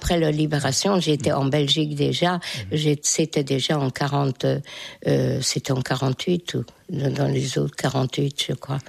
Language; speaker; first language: French; non-native, fluent; Hungarian